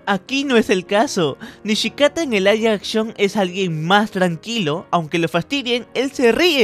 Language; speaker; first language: Spanish; native; Spanish